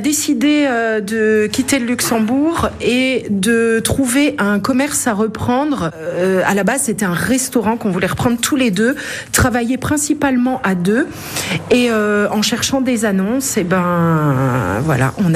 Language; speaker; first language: French; native; French